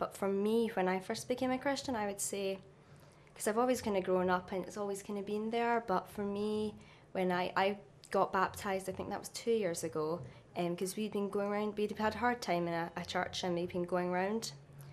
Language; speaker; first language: English; native; English